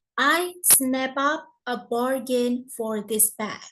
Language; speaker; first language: English; non-native, fluent; Indonesian